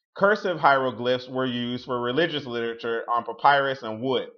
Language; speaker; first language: English; native; English